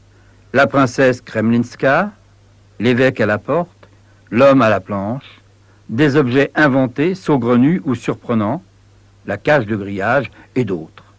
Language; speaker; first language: French; native; French